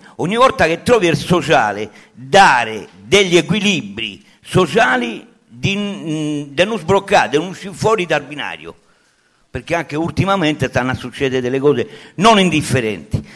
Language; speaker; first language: Italian; native; Italian